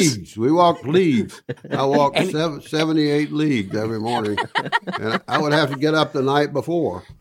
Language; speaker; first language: English; native; English